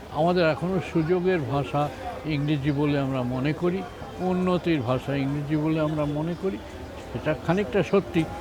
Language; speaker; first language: Bangla; native; Bangla